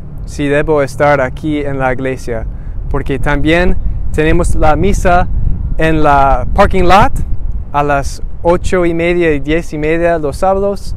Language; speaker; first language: Spanish; non-native, learner; English